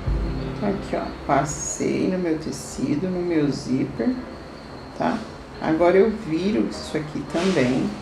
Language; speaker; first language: Portuguese; native; Portuguese